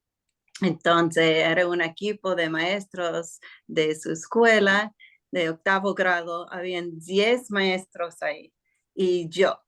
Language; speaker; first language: Spanish; non-native, fluent; English